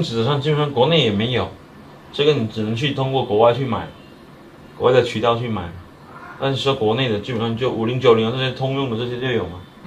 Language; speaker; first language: Chinese; native; Chinese